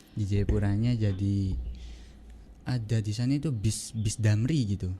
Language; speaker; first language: Indonesian; native; Indonesian